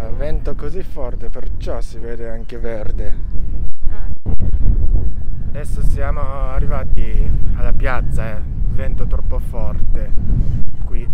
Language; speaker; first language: Italian; non-native, learner; Japanese